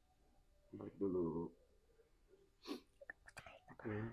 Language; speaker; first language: Indonesian; native; Indonesian